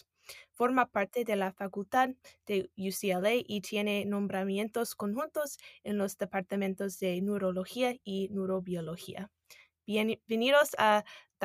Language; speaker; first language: Spanish; non-native, fluent; English